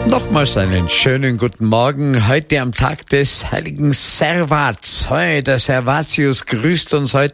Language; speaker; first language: German; native; German